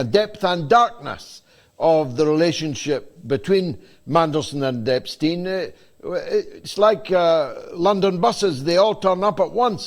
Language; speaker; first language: English; native; English